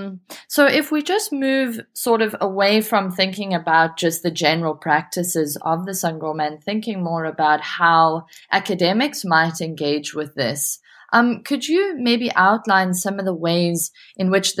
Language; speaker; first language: English; native; English